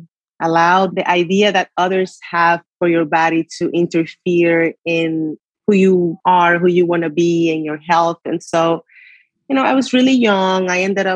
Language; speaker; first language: English; non-native, fluent; Spanish